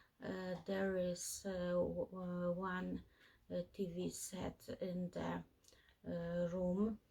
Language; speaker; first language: English; non-native, learner; Polish